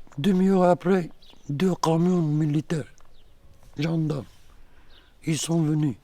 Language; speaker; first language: French; non-native, learner; Kurdish